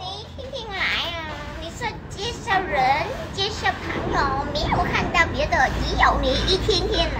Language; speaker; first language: Chinese; non-native, learner; Vietnamese